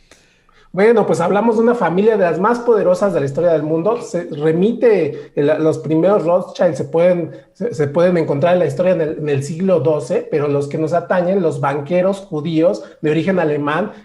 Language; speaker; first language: Spanish; native; Spanish